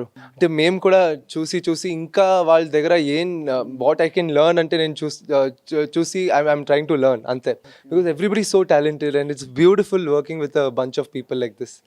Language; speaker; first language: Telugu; non-native, fluent; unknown